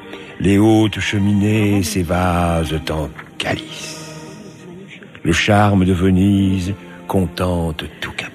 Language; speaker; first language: French; native; French